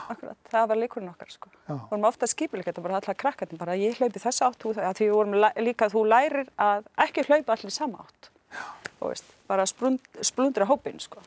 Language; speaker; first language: Icelandic; non-native, fluent; Arabic